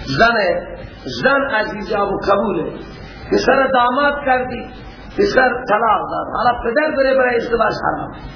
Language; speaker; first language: Persian; non-native, local second language; Baluchi